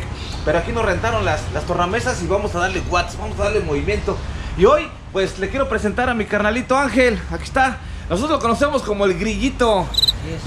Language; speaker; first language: Spanish; native; Spanish